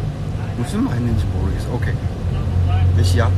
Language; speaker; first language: Korean; non-native, learner; Cantonese